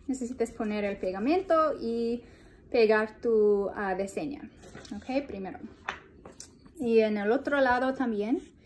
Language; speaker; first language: Spanish; non-native, fluent; English